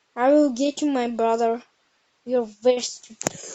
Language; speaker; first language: English; non-native, learner; Bulgarian